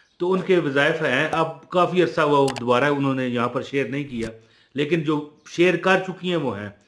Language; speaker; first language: Urdu; non-native, local second language; Punjabi